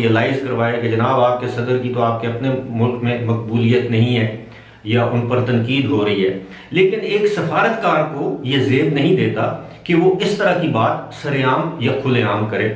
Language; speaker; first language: Urdu; native; Urdu